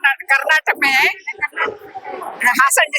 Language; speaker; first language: Hindi; non-native, local second language; Kannada